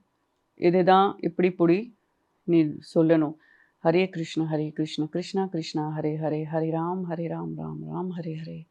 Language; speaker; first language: Tamil; non-native, local second language; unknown